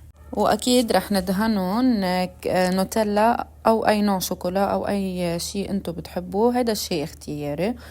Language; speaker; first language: Arabic; native; Arabic